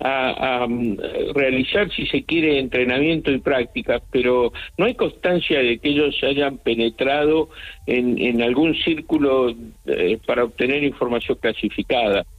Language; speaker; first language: Spanish; native; Spanish